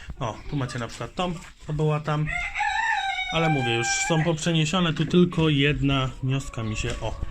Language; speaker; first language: Polish; native; Polish